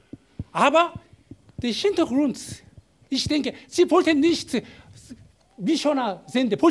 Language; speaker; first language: German; non-native, learner; Korean